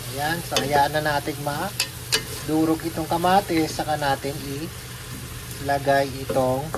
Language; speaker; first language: Filipino; non-native, local second language; Hiligaynon